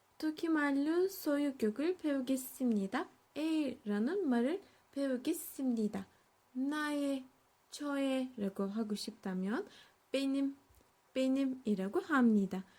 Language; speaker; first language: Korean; non-native, learner; Turkish